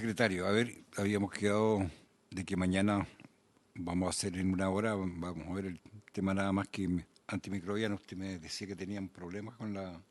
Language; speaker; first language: Spanish; native; Spanish